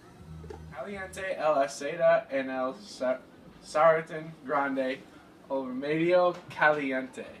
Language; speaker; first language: Spanish; non-native, learner; English